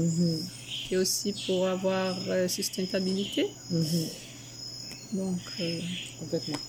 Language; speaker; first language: French; non-native, fluent; Portuguese